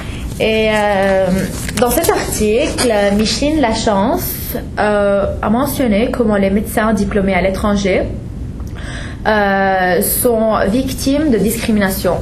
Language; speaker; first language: French; non-native, fluent; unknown